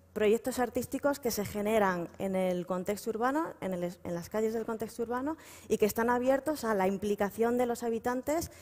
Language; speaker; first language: Spanish; native; Spanish